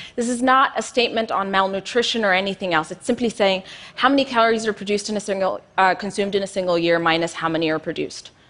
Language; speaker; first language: English; non-native, fluent; Amharic